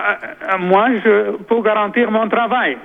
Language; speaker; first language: French; non-native, local second language; Arabic